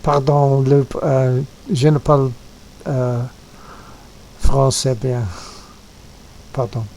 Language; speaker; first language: French; non-native, learner; English